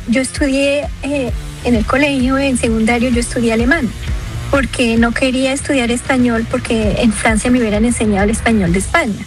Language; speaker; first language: Spanish; early bilingual, heritage; Spanish